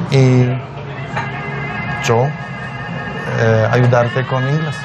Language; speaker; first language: Spanish; non-native, learner; Polish